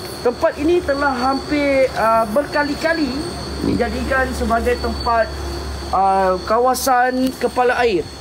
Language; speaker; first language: Malay; native; Malay